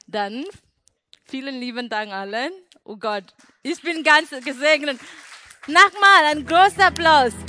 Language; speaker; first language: German; non-native, learner; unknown